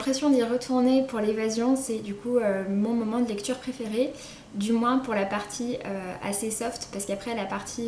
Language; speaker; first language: French; native; French